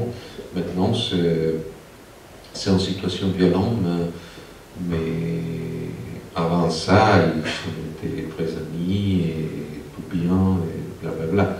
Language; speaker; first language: French; non-native, fluent; Spanish